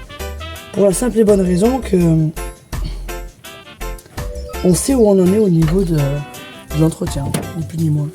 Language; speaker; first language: French; native; French